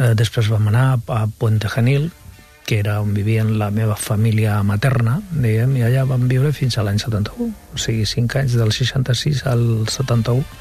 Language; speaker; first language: Catalan; non-native, local second language; Spanish